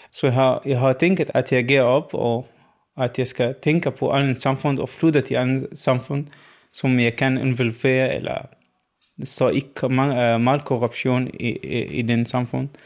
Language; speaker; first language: Danish; non-native, learner; Arabic